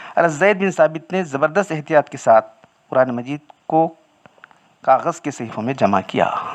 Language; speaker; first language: Urdu; native; Urdu